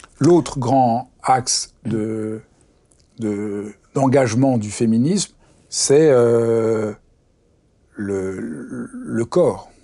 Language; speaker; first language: French; native; French